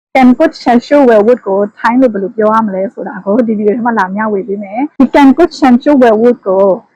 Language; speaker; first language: Burmese; native; Burmese